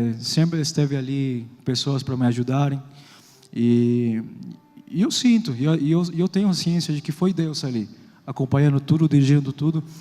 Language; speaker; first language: Portuguese; non-native, fluent; Spanish